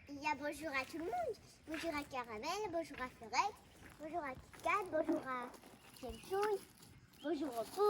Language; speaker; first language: French; native; French